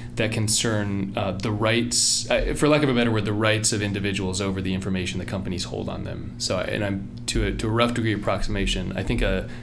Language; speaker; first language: English; native; English